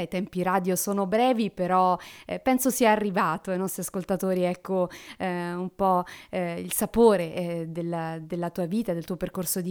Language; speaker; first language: Italian; native; Italian